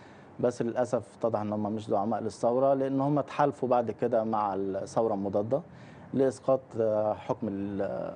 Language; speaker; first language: Arabic; native; Arabic